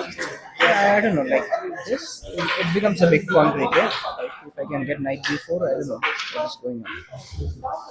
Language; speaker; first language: English; non-native, fluent; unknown